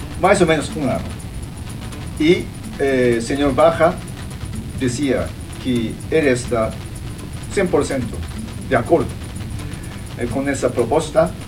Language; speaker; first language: Portuguese; non-native, fluent; Japanese